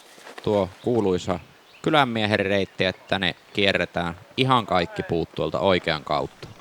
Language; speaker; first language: Finnish; native; Finnish